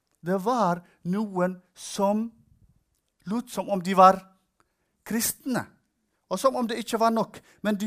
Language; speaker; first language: Norwegian; non-native, fluent; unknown